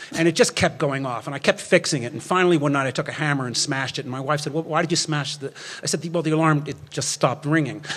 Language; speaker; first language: English; native; English